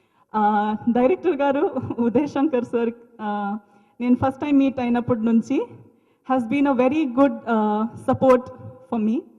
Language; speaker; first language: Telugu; non-native, learner; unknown